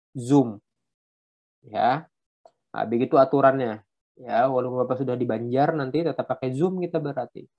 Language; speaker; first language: Indonesian; non-native, local second language; Banjar